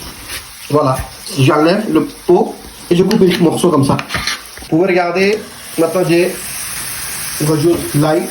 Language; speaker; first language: French; non-native, learner; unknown